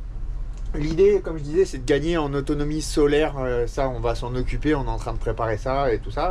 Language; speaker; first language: French; native; French